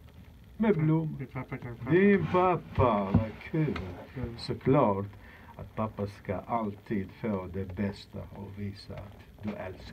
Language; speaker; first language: Swedish; non-native, fluent; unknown